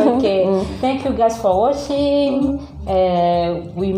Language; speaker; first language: English; non-native, learner; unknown